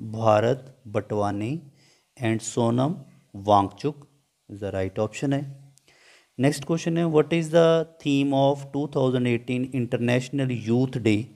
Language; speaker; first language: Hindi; non-native, local second language; Punjabi